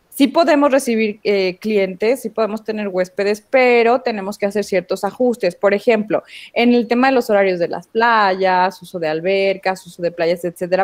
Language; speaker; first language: Spanish; native; Spanish